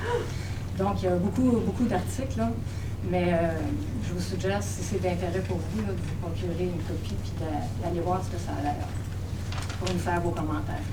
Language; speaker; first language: French; native; French